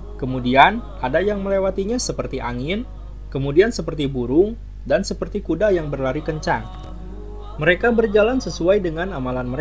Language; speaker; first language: Indonesian; native; Indonesian